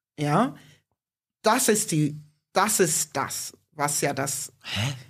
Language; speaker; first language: German; early bilingual, other home language; English